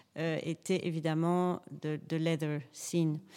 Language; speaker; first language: French; native; French